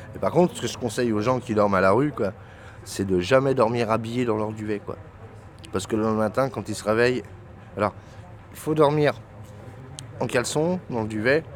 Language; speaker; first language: French; native; French